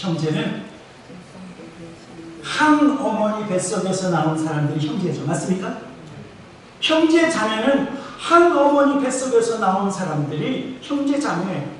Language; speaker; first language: Korean; native; Korean